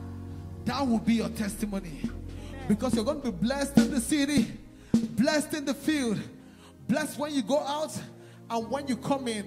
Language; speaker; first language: English; non-native, local second language; Igbo